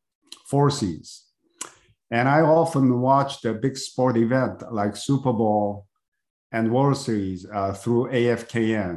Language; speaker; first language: English; non-native, fluent; Korean